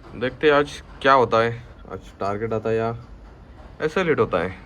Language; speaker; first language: Hindi; non-native, local second language; Marathi